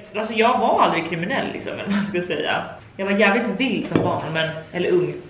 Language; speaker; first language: Swedish; early bilingual, other home language; Serbian